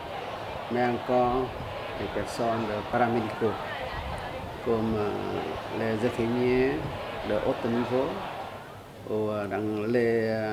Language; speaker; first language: French; non-native, learner; Vietnamese